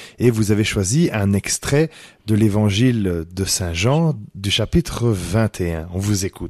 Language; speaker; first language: French; native; French